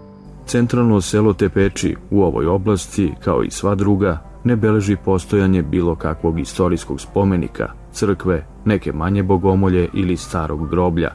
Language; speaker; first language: Bosnian; native; Bosnian